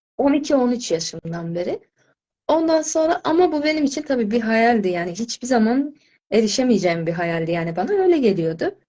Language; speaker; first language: Turkish; non-native, fluent; Azerbaijani